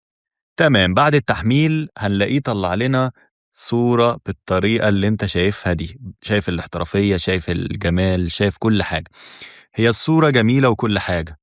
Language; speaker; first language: Arabic; native; Arabic